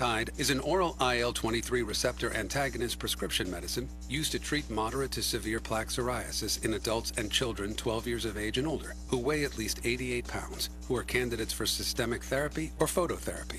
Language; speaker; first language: English; native; English